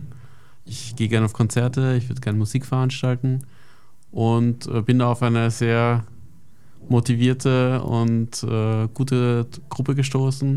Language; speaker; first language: German; native; German